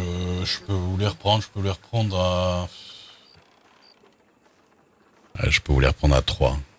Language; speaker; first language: French; native; French